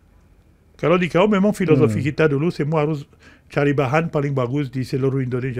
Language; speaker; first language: Indonesian; non-native, fluent; French